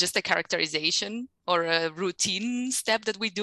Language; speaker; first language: English; non-native, fluent; Spanish